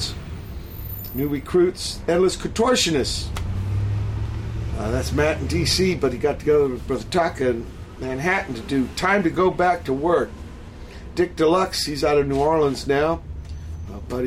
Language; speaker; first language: English; native; English